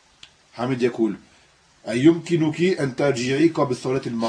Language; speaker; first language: Arabic; non-native, fluent; French